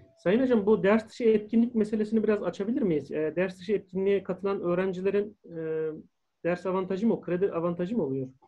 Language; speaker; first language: Turkish; native; Turkish